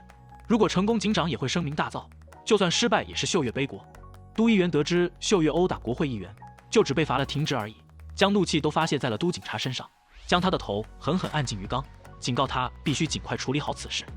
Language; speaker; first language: Chinese; native; Chinese